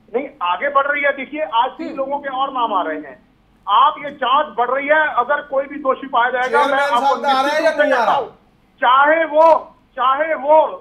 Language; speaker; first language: Hindi; native; Hindi